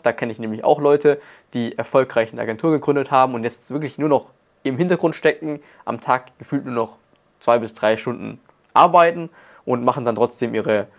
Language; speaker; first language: German; native; German